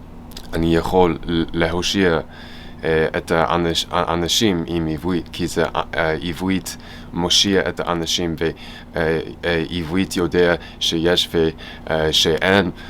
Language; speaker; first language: Hebrew; non-native, learner; English